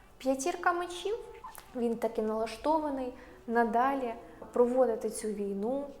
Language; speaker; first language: Ukrainian; non-native, local second language; Russian